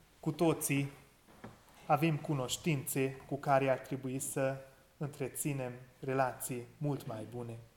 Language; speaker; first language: Romanian; non-native, local second language; Hungarian